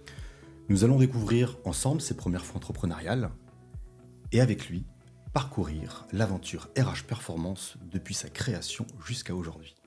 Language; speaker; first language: French; native; French